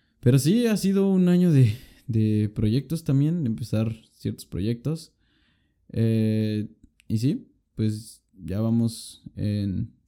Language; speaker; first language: Spanish; native; Spanish